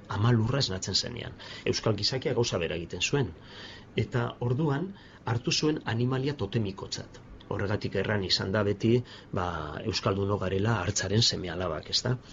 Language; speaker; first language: Basque; non-native, local second language; Spanish